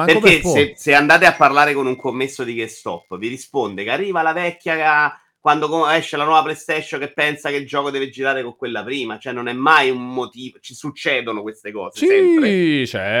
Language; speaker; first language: Italian; native; Italian